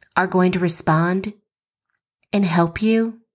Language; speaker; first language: English; native; English